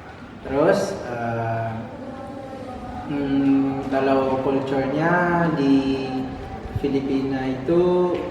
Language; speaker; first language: Indonesian; non-native, learner; Filipino